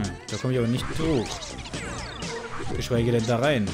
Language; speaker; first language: German; native; German